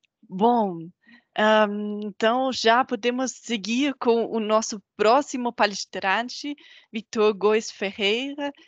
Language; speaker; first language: Portuguese; non-native, fluent; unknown